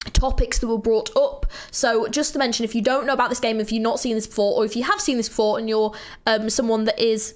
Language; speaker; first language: English; native; English